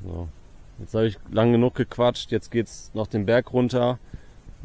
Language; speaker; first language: German; native; German